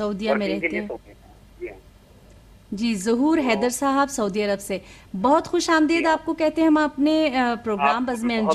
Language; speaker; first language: Urdu; native; Urdu